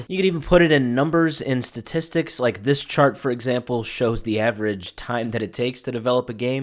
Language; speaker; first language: English; native; English